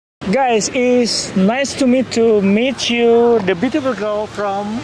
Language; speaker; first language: English; non-native, learner; Indonesian